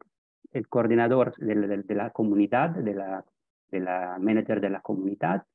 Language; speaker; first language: Spanish; non-native, fluent; Italian